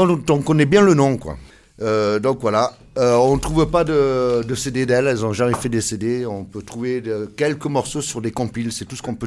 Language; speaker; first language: French; native; French